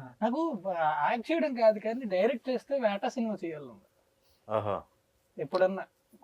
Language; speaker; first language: Telugu; native; Telugu